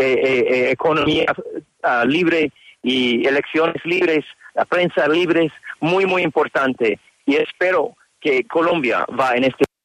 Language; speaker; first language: Spanish; non-native, learner; English